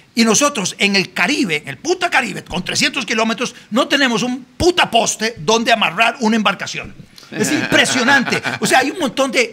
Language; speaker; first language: Spanish; native; Spanish